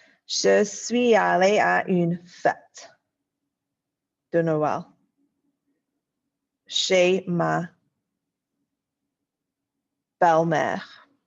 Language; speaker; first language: French; non-native, fluent; English